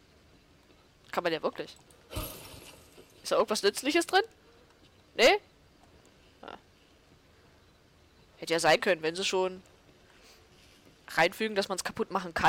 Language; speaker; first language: German; native; German